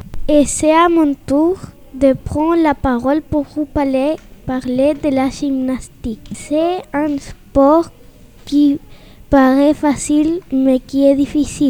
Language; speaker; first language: French; non-native, learner; Spanish